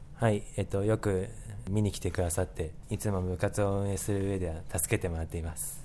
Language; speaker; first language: Japanese; native; Japanese